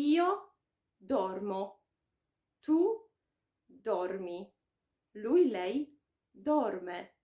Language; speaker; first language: Italian; non-native, fluent; Polish